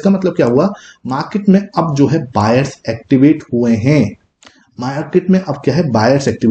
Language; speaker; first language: Hindi; native; Hindi